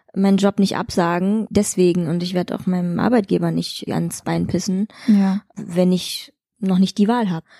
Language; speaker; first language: German; native; German